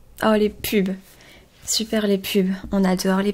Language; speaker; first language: French; native; French